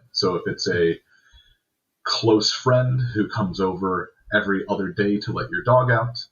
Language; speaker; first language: English; native; English